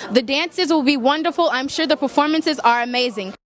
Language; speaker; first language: English; native; English